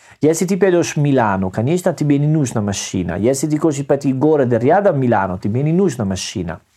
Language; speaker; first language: Russian; non-native, learner; Italian